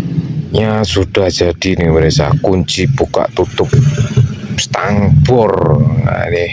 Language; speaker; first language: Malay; non-native, local second language; Javanese